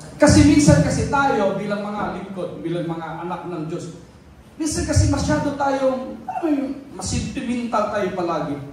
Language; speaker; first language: Filipino; non-native, local second language; Cebuano